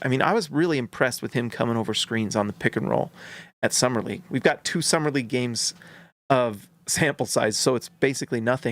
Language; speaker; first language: English; native; English